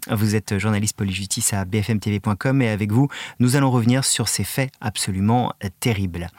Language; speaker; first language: French; native; French